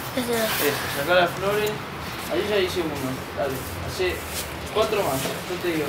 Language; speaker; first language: Spanish; native; Spanish